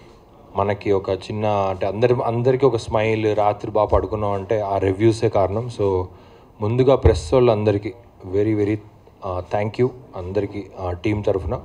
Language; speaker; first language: Telugu; native; Telugu